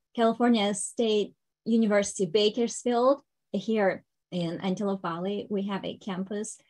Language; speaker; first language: English; non-native, fluent; Ukrainian